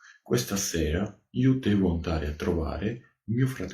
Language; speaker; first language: Italian; non-native, fluent; Georgian